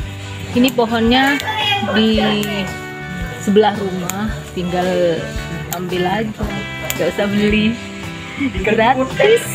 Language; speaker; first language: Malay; non-native, local second language; Madurese